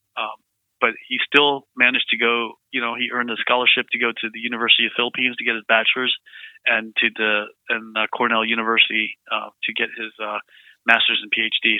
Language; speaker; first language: English; early bilingual, other home language; Vietnamese